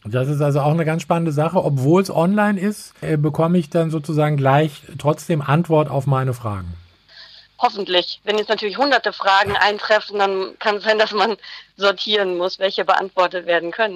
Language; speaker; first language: German; native; German